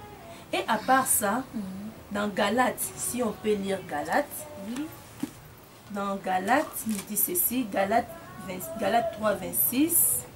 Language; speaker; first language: French; non-native, local second language; Lingala